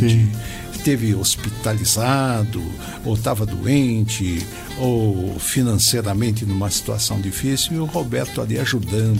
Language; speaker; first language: Portuguese; native; Portuguese